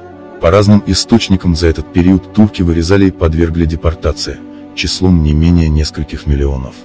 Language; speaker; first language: Russian; native; Russian